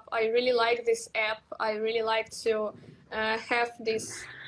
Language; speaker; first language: English; non-native, learner; Russian